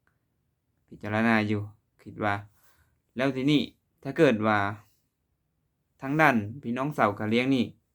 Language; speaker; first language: Thai; non-native, local second language; Lao